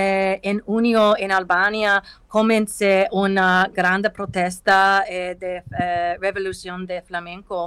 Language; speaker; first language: Spanish; non-native, learner; English